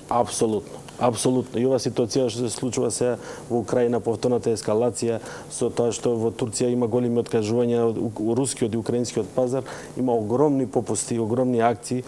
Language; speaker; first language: Macedonian; native; Macedonian